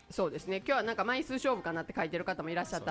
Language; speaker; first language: Japanese; native; Japanese